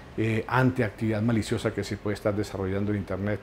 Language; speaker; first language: Spanish; native; Spanish